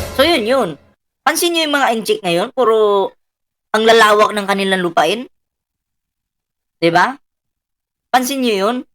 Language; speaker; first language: Filipino; native; Filipino